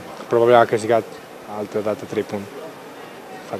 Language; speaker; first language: Romanian; non-native, learner; Spanish